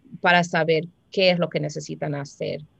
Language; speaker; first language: Spanish; early bilingual, heritage; Spanish